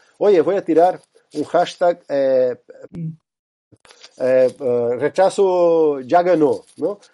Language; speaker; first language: Spanish; non-native, fluent; Portuguese